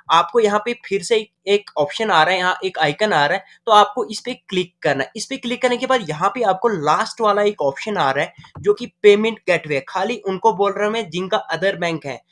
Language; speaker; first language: Hindi; native; Hindi